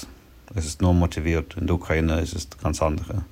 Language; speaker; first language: German; non-native, learner; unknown